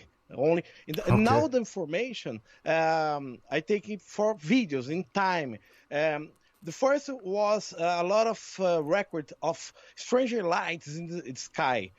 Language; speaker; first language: English; non-native, learner; Portuguese